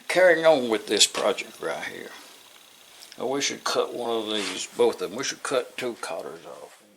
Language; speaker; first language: English; native; English